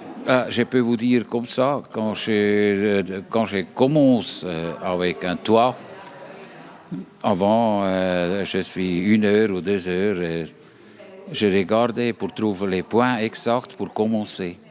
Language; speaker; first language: French; non-native, fluent; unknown